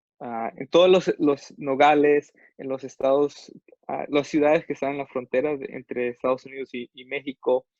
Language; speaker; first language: Spanish; non-native, fluent; English